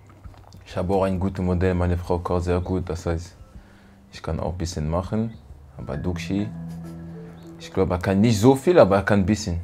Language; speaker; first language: German; non-native, learner; French